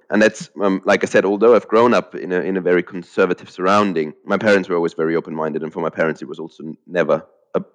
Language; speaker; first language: English; non-native, fluent; German